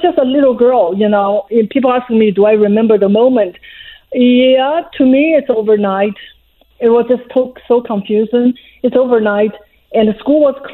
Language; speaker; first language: English; non-native, fluent; Chinese